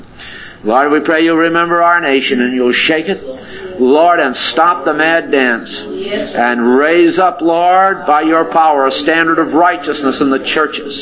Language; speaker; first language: English; native; English